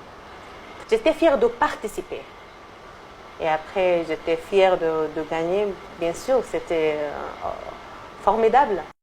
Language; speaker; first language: French; non-native, fluent; Arabic